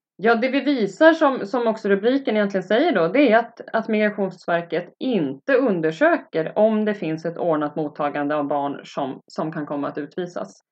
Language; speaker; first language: Swedish; native; Swedish